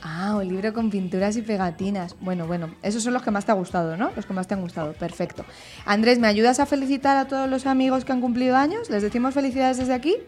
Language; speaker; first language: Spanish; native; Spanish